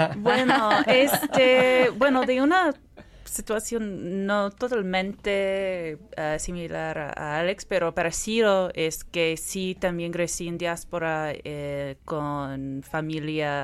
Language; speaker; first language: Spanish; non-native, fluent; English